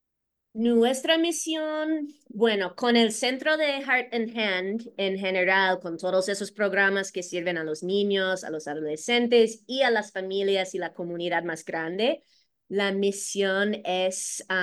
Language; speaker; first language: Spanish; non-native, fluent; English